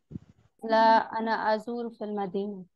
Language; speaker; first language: Arabic; non-native, learner; Urdu